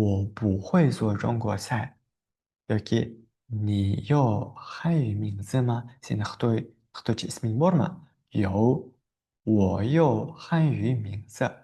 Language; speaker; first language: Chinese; non-native, fluent; Uzbek